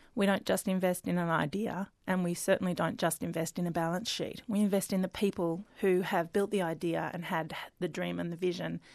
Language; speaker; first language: English; native; English